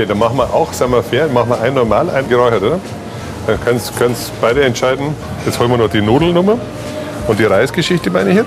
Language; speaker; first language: German; native; German